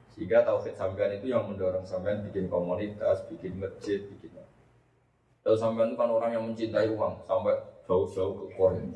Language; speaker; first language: Indonesian; non-native, local second language; Javanese